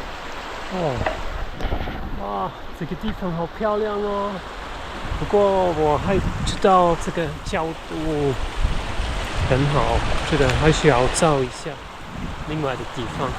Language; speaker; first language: Chinese; non-native, fluent; German